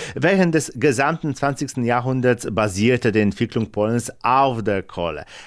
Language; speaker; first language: German; non-native, fluent; Polish